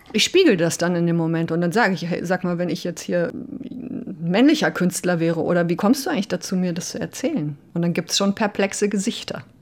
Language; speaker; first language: German; early bilingual, other home language; Polish